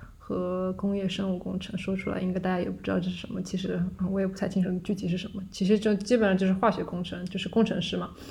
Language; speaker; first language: Chinese; native; Chinese